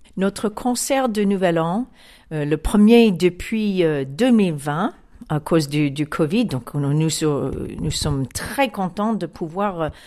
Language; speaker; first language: French; non-native, fluent; English